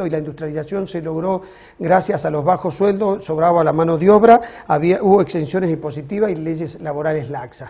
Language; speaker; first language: Spanish; native; Spanish